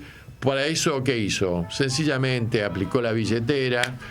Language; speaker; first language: Spanish; native; Spanish